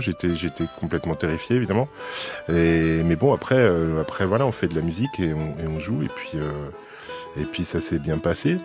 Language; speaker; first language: French; native; French